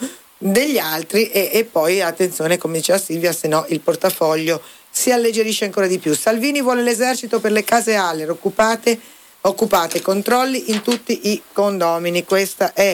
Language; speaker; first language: Italian; native; Italian